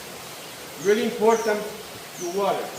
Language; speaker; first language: English; non-native, learner; Spanish